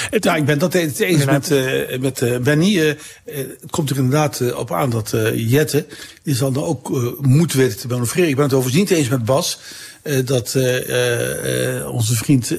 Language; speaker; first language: Dutch; native; Dutch